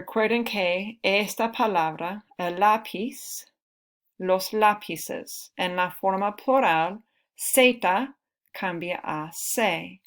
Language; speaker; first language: Spanish; non-native, fluent; English